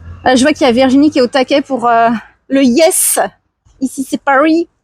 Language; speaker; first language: French; native; French